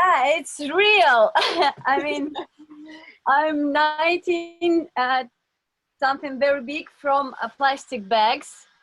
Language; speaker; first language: English; non-native, learner; Russian